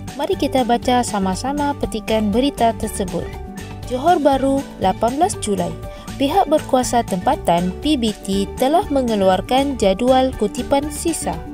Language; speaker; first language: Malay; native; Malay